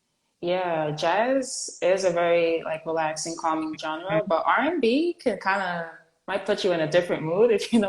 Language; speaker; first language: English; native; English